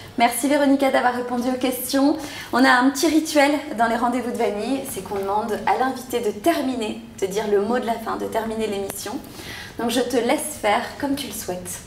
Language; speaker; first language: French; native; French